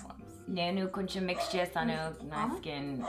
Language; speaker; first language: Telugu; early bilingual, heritage; Telugu